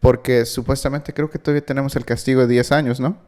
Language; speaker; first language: Spanish; early bilingual, heritage; Spanish